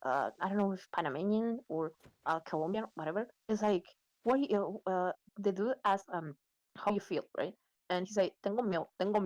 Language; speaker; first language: English; non-native, learner; Spanish